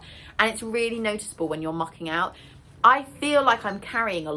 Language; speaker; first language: English; native; English